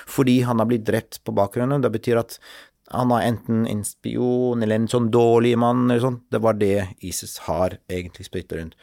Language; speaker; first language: Norwegian; non-native, fluent; Arabic